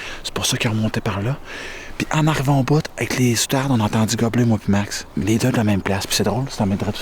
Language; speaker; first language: French; native; French